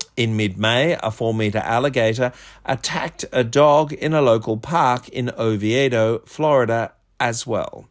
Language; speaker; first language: English; native; English